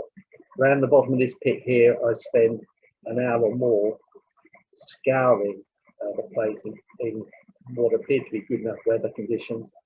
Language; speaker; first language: English; native; English